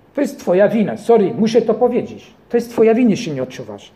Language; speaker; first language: Polish; non-native, fluent; French